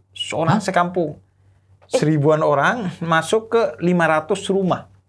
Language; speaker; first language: Indonesian; native; Indonesian